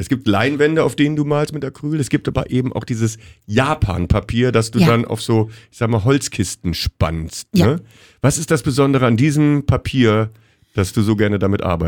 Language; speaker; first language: German; native; German